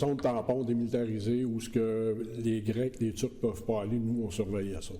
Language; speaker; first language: French; native; French